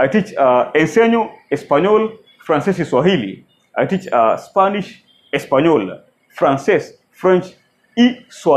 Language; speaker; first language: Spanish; non-native, fluent; Swahili